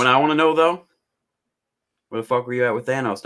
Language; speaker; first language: English; native; English